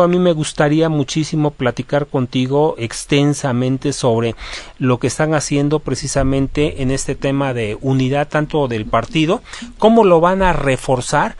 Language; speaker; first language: Spanish; native; Spanish